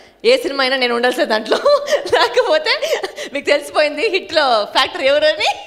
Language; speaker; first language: Telugu; non-native, fluent; Tamil